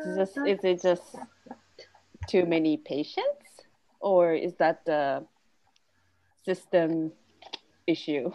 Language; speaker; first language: English; non-native, fluent; Japanese